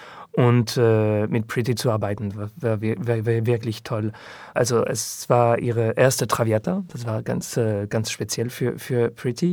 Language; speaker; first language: German; non-native, learner; French